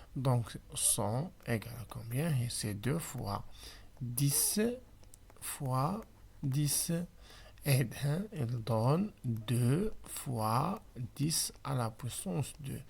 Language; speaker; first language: French; non-native, local second language; Arabic